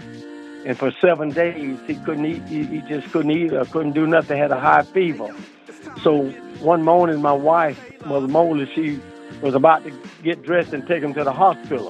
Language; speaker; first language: English; native; English